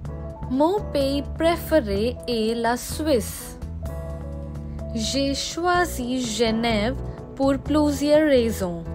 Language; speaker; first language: French; non-native, learner; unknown